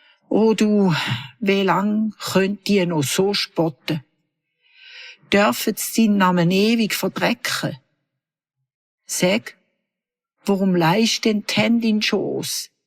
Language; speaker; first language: German; native; German